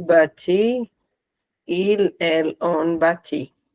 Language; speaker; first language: French; non-native, learner; Portuguese